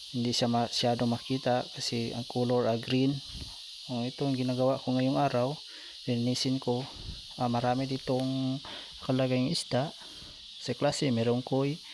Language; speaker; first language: Filipino; non-native, local second language; Cebuano